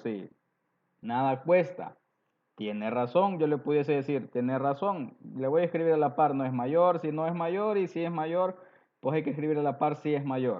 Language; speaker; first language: Spanish; native; Spanish